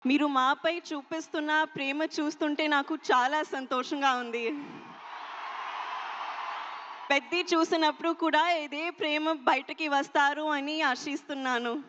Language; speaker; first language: Telugu; non-native, learner; Hindi